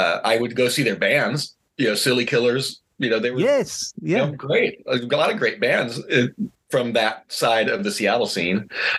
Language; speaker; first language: English; native; English